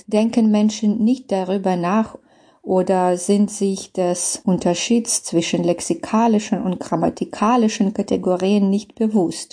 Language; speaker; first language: German; non-native, fluent; Belarusian